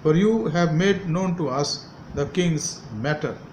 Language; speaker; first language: English; non-native, local second language; Hindi